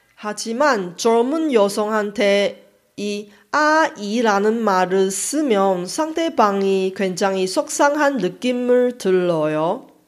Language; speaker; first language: Korean; non-native, fluent; Chinese